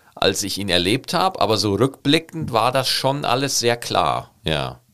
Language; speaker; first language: German; native; German